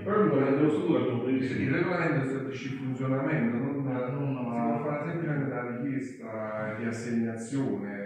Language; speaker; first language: Italian; native; Italian